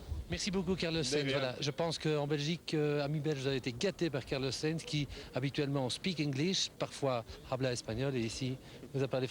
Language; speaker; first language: French; native; French